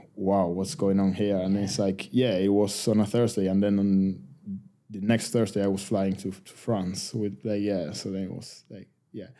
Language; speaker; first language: English; non-native, fluent; Spanish